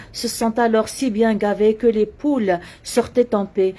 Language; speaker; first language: French; non-native, local second language; Arabic